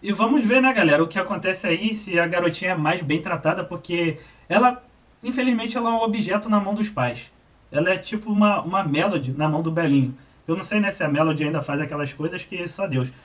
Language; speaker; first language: Portuguese; native; Portuguese